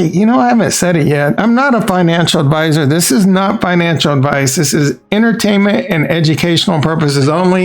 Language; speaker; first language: English; native; English